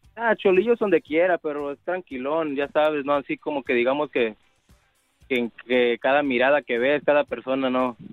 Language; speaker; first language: Spanish; early bilingual, heritage; Spanish